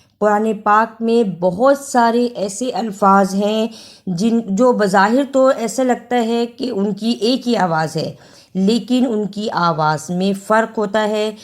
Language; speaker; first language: Urdu; native; Urdu